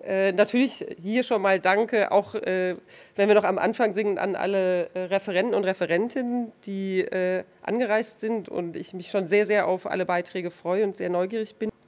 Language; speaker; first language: German; native; German